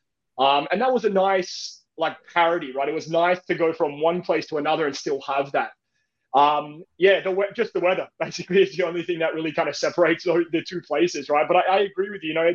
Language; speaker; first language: English; native; English